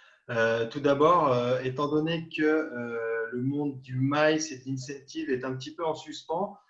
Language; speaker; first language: French; native; French